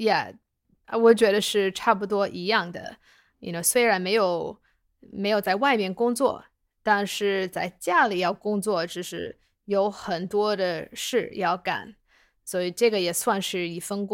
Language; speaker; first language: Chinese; non-native, fluent; English